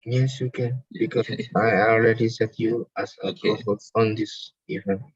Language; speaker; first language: English; non-native, learner; Indonesian